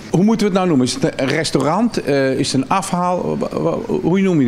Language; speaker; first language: Dutch; native; Dutch